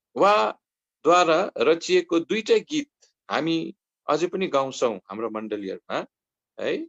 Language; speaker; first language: Nepali; native; Nepali